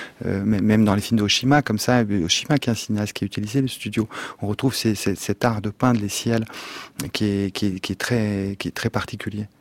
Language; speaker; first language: French; native; French